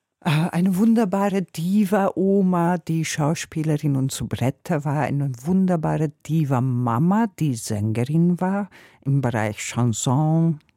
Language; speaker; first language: German; non-native, fluent; Hungarian